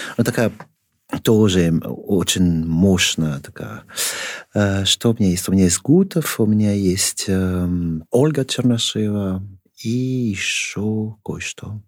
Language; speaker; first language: Russian; non-native, fluent; French